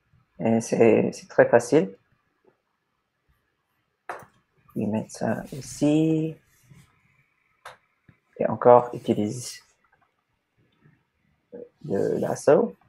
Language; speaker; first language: French; non-native, learner; English